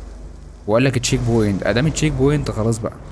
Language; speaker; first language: Arabic; native; Arabic